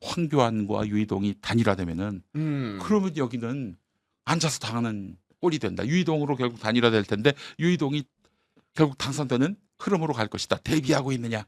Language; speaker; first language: Korean; native; Korean